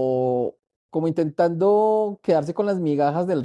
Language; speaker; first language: Spanish; native; Spanish